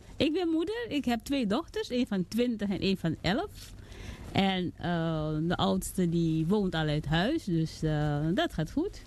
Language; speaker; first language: Dutch; native; Dutch